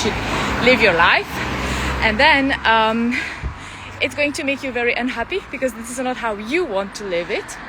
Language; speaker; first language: English; non-native, fluent; French